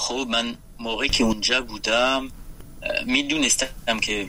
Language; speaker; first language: Persian; non-native, fluent; French